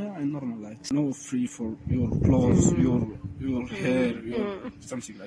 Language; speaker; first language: English; non-native, learner; Arabic